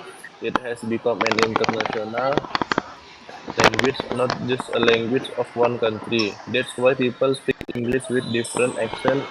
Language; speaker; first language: English; non-native, learner; Indonesian